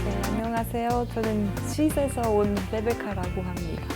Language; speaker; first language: Korean; non-native, fluent; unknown